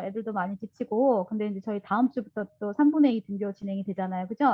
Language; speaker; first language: Korean; native; Korean